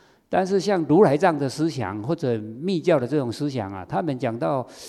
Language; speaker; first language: Chinese; native; Chinese